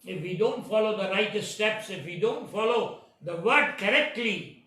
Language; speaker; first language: English; non-native, local second language; Hindi